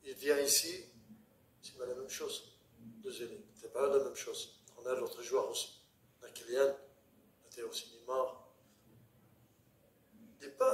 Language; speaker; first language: French; non-native, learner; Arabic